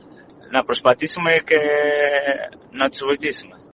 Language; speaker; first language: Greek; non-native, fluent; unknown